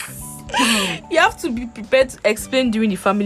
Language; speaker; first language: English; non-native, local second language; Igbo